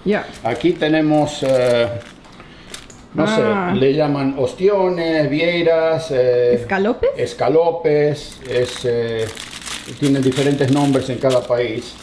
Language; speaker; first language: Spanish; native; Spanish